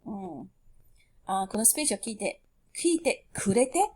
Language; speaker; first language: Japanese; non-native, fluent; English